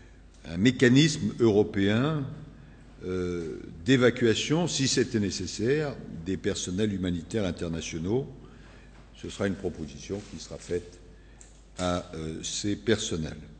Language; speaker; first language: French; native; French